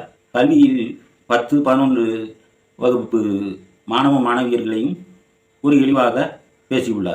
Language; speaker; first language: Tamil; native; Tamil